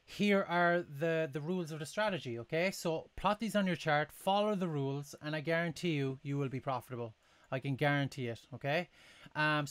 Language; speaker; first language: English; native; English